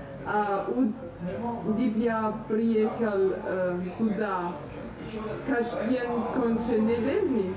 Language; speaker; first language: Russian; non-native, learner; German